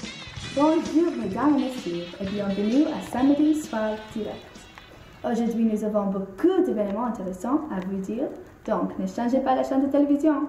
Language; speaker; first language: French; non-native, learner; English